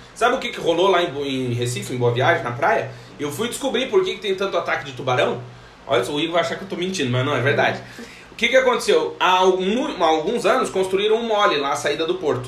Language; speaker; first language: Portuguese; native; Portuguese